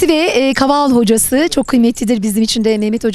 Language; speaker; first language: Turkish; native; Turkish